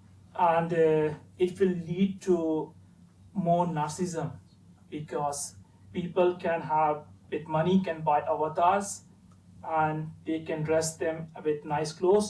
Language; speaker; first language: English; non-native, fluent; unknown